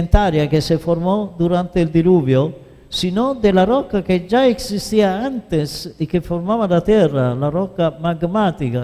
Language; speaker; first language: Spanish; non-native, fluent; Italian